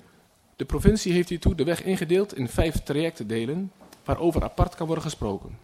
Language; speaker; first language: Dutch; native; Dutch